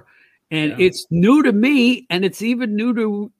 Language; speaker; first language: English; native; English